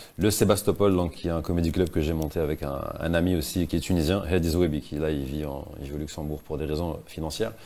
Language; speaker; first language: French; non-native, local second language; Arabic